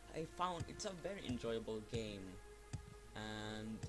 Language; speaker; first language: English; non-native, fluent; Swedish